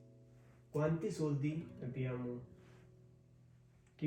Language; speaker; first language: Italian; non-native, fluent; Hindi